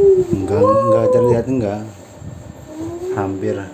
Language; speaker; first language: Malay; non-native, local second language; Javanese